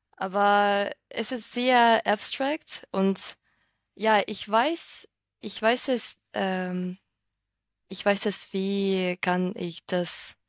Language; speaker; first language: German; non-native, fluent; Ukrainian